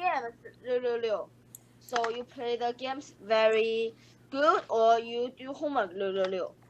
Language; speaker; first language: English; non-native, learner; Chinese